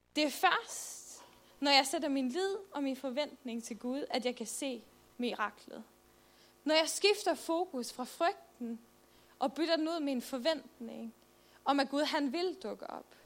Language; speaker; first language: Danish; non-native, local second language; Faroese